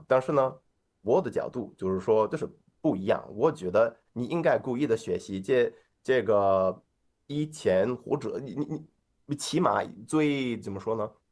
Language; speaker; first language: Chinese; non-native, fluent; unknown